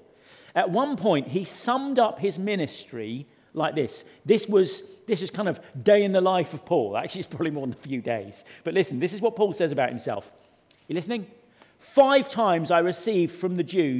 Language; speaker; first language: English; native; English